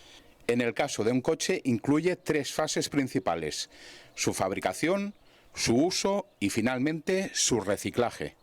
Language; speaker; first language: Spanish; native; Spanish